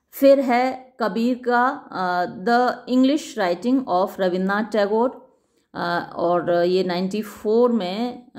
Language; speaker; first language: Hindi; native; Hindi